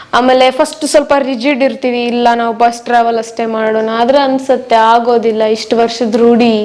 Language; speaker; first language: Kannada; non-native, local second language; Marwari